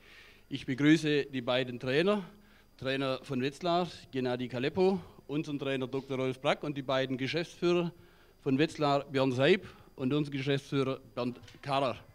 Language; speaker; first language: German; native; German